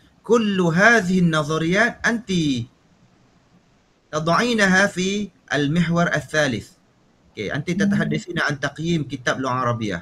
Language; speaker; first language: Arabic; non-native, fluent; Malay